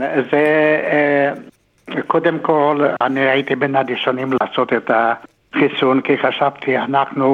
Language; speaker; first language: Hebrew; non-native, fluent; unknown